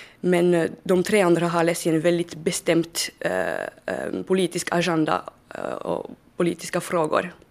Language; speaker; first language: Swedish; non-native, fluent; French